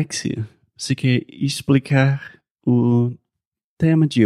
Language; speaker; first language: Portuguese; non-native, fluent; English